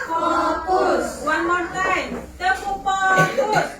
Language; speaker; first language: English; non-native, learner; Indonesian